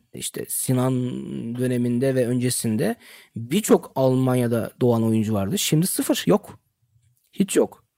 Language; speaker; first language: Turkish; early bilingual, heritage; Turkish